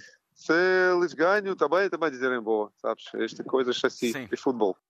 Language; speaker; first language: Portuguese; non-native, learner; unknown